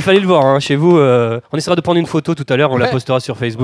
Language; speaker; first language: French; native; French